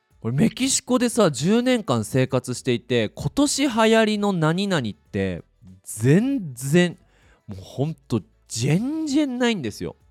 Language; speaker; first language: Japanese; native; Japanese